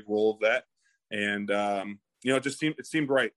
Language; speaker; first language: English; native; English